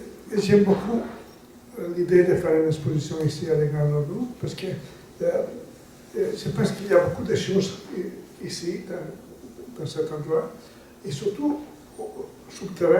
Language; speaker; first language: French; non-native, learner; Italian